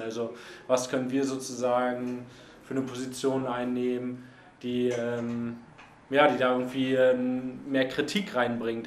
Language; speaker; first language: German; native; German